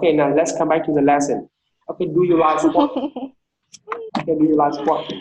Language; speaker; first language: English; non-native, fluent; Vietnamese